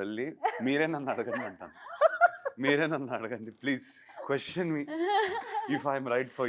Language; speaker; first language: Telugu; native; Telugu